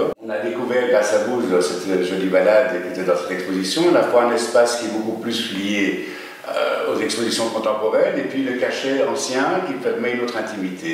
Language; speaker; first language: French; native; French